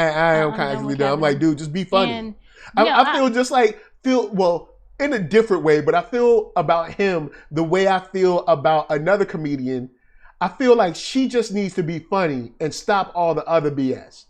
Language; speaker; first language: English; native; English